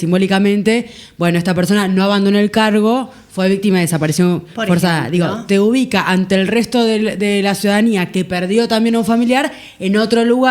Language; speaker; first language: Spanish; native; Spanish